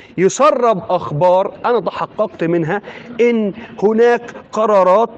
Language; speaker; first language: Arabic; native; Arabic